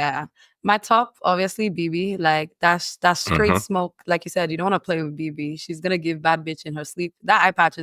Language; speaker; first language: English; native; English